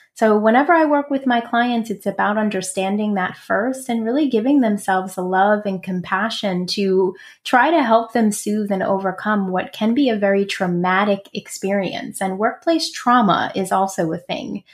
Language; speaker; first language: English; native; English